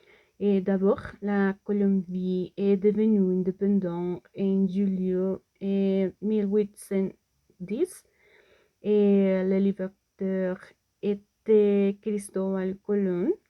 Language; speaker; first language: French; non-native, learner; Spanish